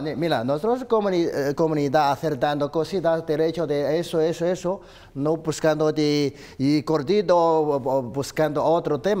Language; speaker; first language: Spanish; non-native, learner; Chinese